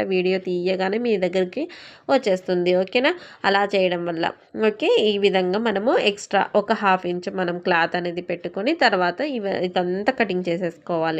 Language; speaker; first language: Telugu; non-native, local second language; Urdu